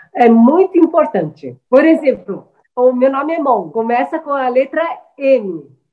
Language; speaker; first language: Portuguese; early bilingual, other home language; Chinese